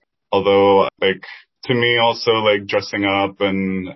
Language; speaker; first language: English; non-native, fluent; Spanish